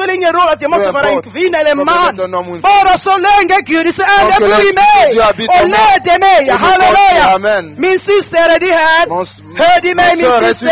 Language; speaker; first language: Swedish; non-native, learner; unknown